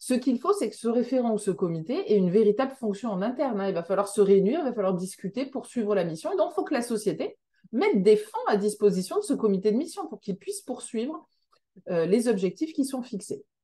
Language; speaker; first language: French; native; French